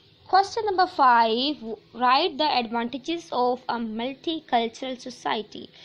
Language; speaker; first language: English; non-native, local second language; Punjabi